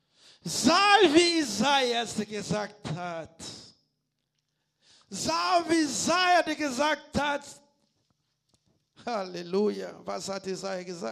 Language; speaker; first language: German; non-native, learner; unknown